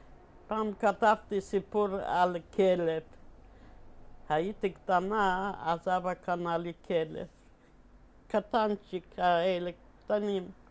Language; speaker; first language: Hebrew; non-native, fluent; Polish